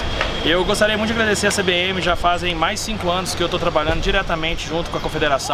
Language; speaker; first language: Portuguese; native; Portuguese